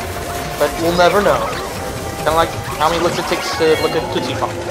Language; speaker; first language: English; native; English